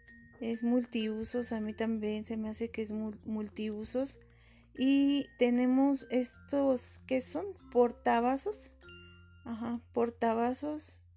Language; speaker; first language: Spanish; native; Spanish